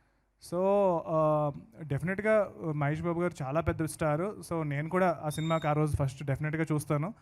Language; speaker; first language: Telugu; native; Telugu